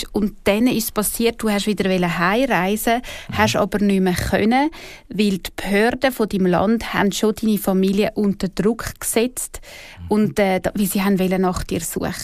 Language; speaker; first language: German; native; German